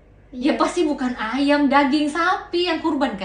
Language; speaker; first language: Indonesian; native; Indonesian